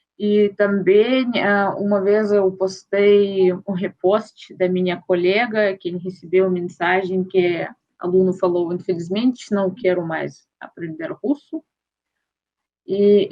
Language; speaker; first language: Portuguese; non-native, fluent; Russian